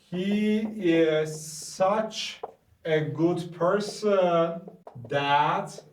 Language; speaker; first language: English; non-native, fluent; Turkish